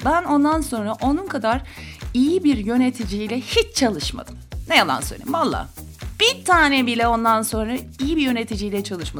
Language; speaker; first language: Turkish; native; Turkish